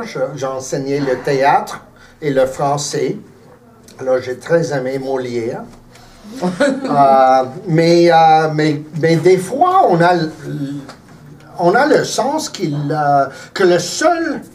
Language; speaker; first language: French; early bilingual, heritage; English